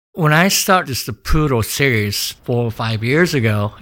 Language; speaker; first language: English; early bilingual, other home language; Japanese